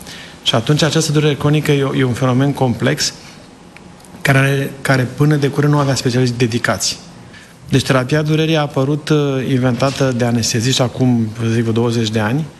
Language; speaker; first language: Romanian; native; Romanian